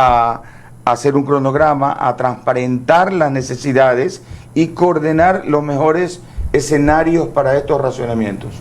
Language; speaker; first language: Spanish; native; Spanish